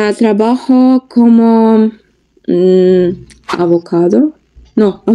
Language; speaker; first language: Spanish; non-native, learner; Russian